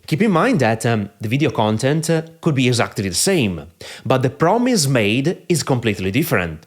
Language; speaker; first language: English; non-native, fluent; Italian